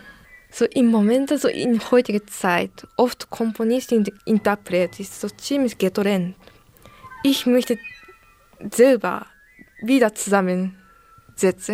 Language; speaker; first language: German; non-native, learner; Japanese